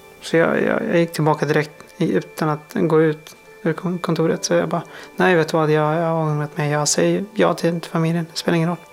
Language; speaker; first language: Swedish; non-native, fluent; Persian